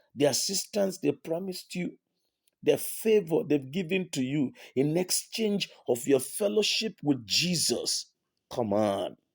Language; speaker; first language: English; non-native, local second language; Yoruba